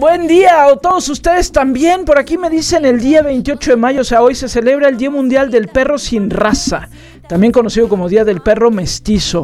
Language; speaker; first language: Spanish; native; Spanish